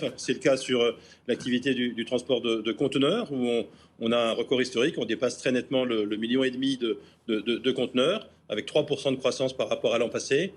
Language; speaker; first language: French; native; French